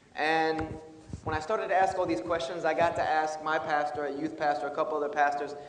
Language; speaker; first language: English; native; English